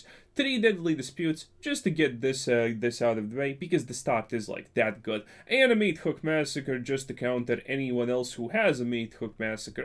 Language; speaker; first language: English; non-native, fluent; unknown